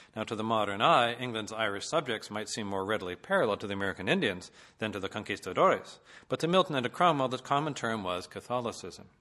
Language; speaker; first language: English; native; English